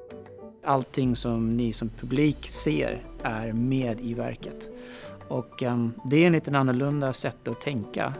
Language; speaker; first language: Swedish; non-native, fluent; English